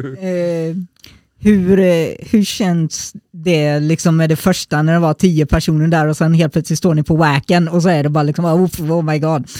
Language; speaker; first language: Swedish; native; Swedish